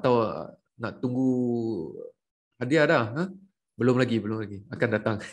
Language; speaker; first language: Malay; native; Malay